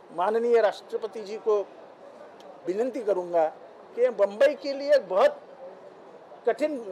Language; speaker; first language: Hindi; non-native, local second language; Marathi